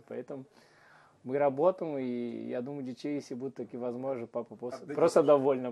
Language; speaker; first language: Russian; non-native, learner; Portuguese